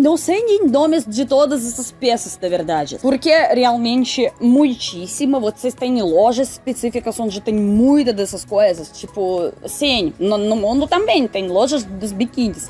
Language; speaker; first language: Portuguese; non-native, fluent; Russian